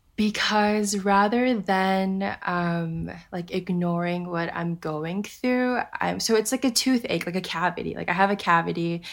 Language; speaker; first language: English; early bilingual, other home language; Japanese